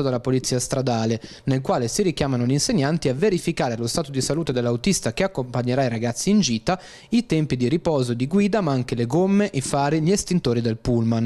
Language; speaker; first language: Italian; native; Italian